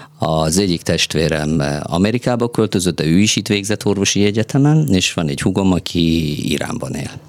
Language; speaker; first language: Hungarian; non-native, fluent; Persian